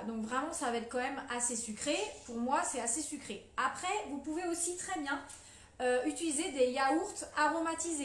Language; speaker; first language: French; native; French